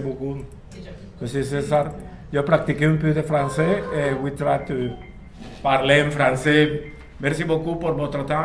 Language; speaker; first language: French; non-native, learner; Spanish